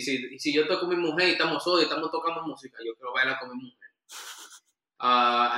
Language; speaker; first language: Spanish; early bilingual, heritage; Spanish